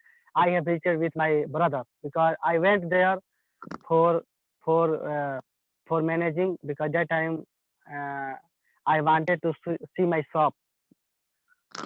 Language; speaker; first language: English; non-native, learner; Hindi